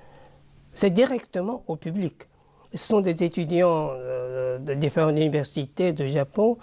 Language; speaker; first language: French; non-native, fluent; Japanese